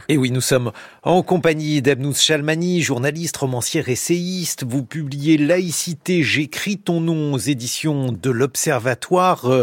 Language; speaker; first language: French; native; French